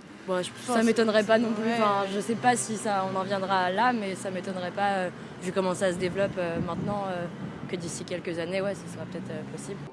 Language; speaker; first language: French; native; French